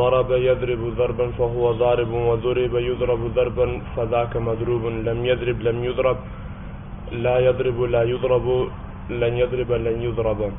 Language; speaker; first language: Arabic; non-native, learner; Urdu